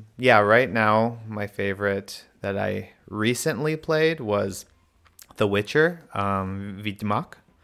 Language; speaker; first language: English; native; English